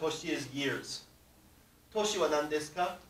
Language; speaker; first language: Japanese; non-native, fluent; English